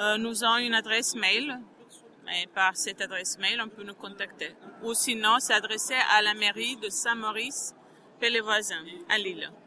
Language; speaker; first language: French; non-native, fluent; Croatian